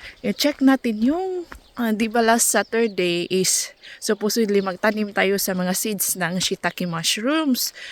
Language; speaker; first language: Filipino; non-native, local second language; Cebuano